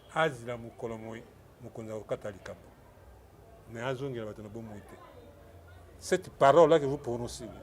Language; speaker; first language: Lingala; native; Lingala